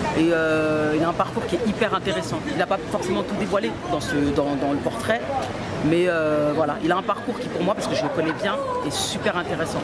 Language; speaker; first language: French; early bilingual, other home language; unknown